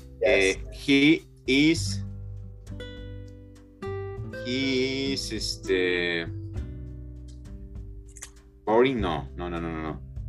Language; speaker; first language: English; non-native, learner; Spanish